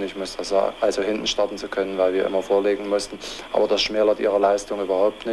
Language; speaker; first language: German; native; German